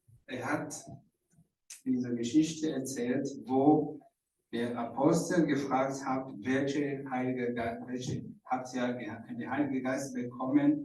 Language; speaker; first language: German; non-native, fluent; Rundi